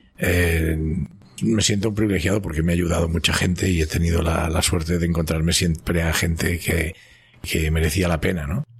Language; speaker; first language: Spanish; non-native, local second language; Catalan